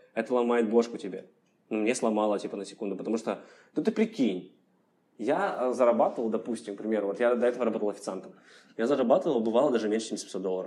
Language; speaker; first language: Russian; native; Russian